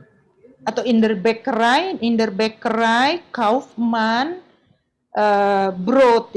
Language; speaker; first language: German; non-native, fluent; Indonesian